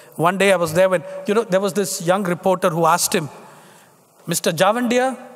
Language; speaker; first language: English; non-native, local second language; Tamil